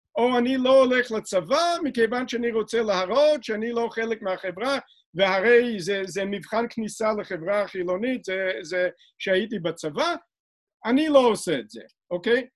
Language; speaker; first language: Hebrew; non-native, fluent; English